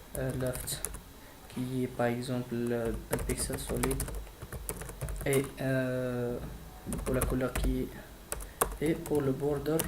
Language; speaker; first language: French; non-native, fluent; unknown